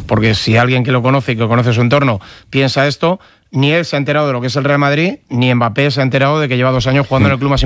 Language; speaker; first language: Spanish; native; Spanish